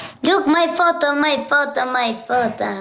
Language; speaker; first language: English; non-native, learner; Albanian